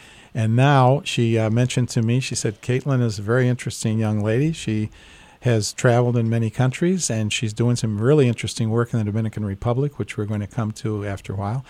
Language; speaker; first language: English; native; English